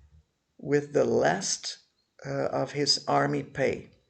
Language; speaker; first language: English; non-native, fluent; Portuguese